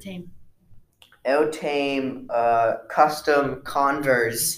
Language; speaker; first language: Portuguese; non-native, learner; English